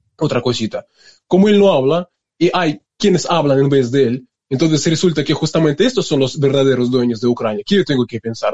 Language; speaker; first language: Spanish; non-native, fluent; Russian